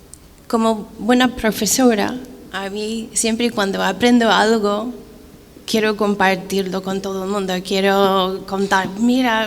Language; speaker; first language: Spanish; non-native, fluent; English